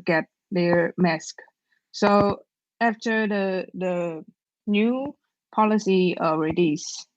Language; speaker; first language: English; non-native, learner; Chinese